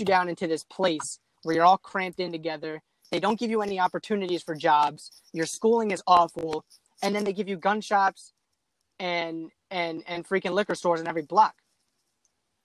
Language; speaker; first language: English; native; English